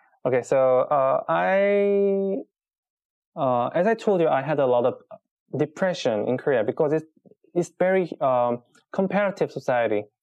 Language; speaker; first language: English; non-native, learner; Korean